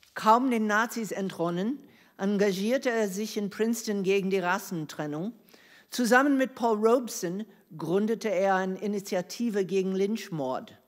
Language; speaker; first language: German; non-native, fluent; English